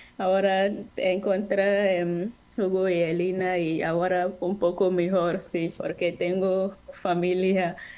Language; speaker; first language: Spanish; non-native, learner; Akan